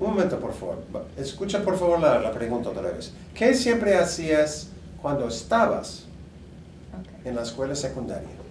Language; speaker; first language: Spanish; non-native, fluent; English